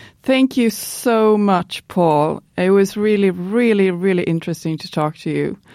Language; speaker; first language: English; non-native, fluent; Swedish